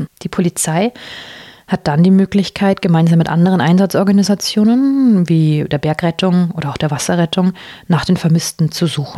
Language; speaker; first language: German; native; German